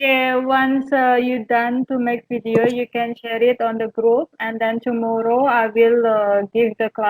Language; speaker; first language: English; non-native, fluent; Indonesian